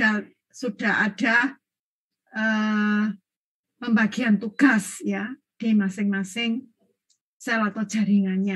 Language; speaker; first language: Indonesian; native; Indonesian